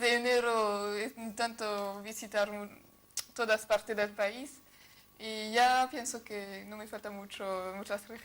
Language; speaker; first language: Spanish; non-native, fluent; French